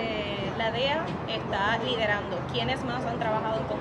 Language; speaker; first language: Spanish; native; Spanish